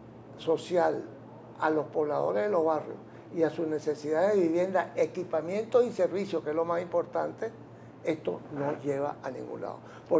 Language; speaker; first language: Spanish; native; Spanish